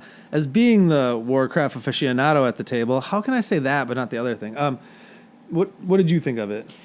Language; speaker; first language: English; native; English